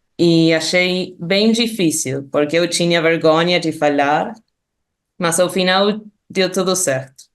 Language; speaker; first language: Portuguese; non-native, fluent; Spanish